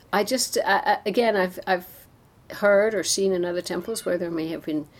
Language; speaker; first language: English; native; English